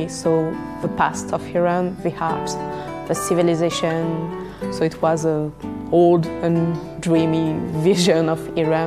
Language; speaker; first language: English; non-native, fluent; French